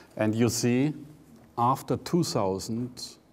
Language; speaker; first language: English; non-native, fluent; German